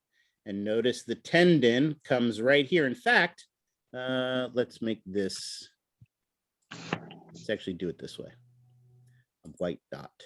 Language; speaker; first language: English; native; English